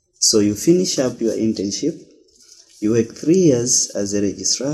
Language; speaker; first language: English; non-native, local second language; Swahili